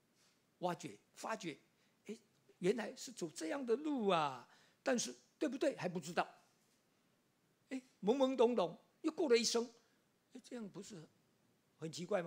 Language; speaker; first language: Chinese; native; Chinese